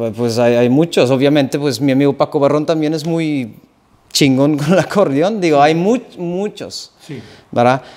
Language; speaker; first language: Spanish; non-native, fluent; Dutch